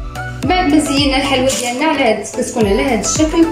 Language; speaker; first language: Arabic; native; Arabic